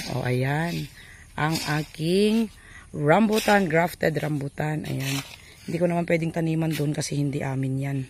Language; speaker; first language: Filipino; non-native, local second language; Iloko